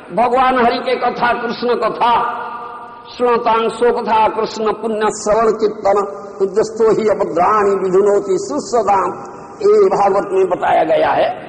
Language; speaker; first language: Hindi; non-native, local second language; Odia